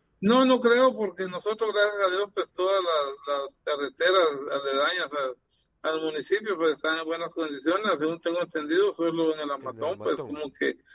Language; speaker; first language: Spanish; native; Spanish